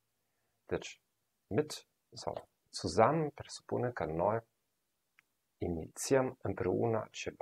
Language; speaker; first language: Romanian; non-native, fluent; German